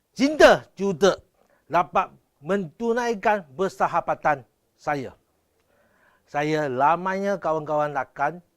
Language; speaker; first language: Malay; non-native, local second language; Chinese